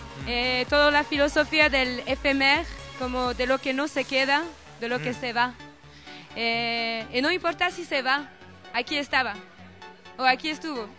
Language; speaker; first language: Spanish; non-native, learner; French